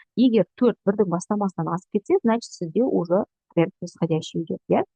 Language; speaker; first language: Russian; non-native, local second language; Kazakh